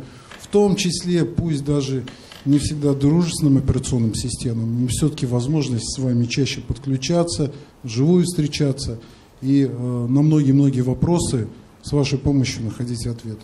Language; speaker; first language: Russian; native; Russian